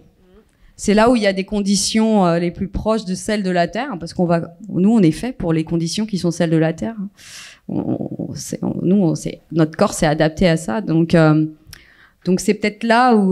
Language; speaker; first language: French; native; French